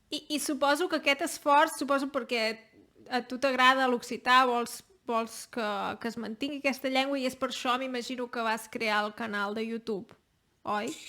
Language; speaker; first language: Catalan; native; Catalan